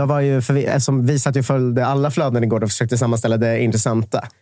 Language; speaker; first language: Swedish; native; Swedish